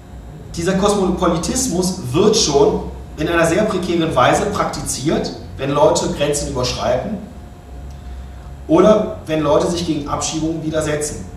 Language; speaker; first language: German; native; German